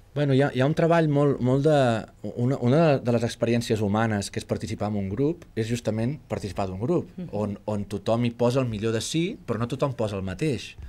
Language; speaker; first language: Catalan; native; Catalan